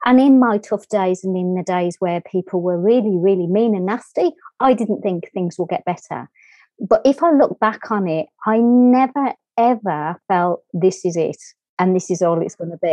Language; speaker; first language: English; native; English